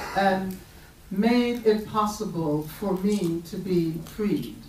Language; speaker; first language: English; native; English